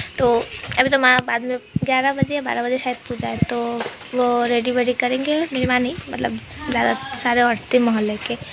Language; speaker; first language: Hindi; native; Hindi